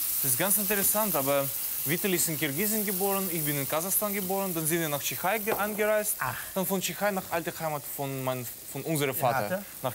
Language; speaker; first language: German; non-native, fluent; Russian